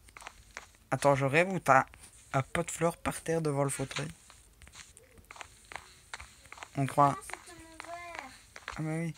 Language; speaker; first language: French; native; French